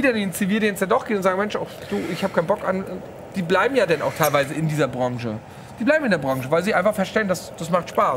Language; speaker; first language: German; native; German